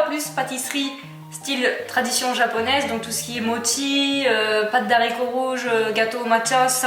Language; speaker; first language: French; native; French